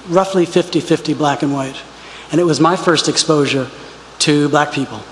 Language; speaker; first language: English; native; English